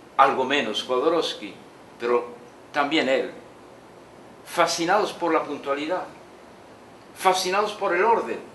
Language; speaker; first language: Spanish; native; Spanish